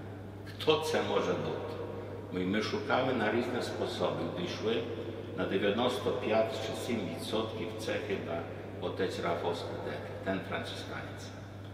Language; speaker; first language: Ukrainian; non-native, fluent; Polish